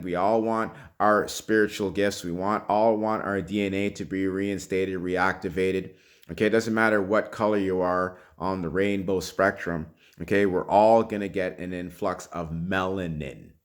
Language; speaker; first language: English; native; English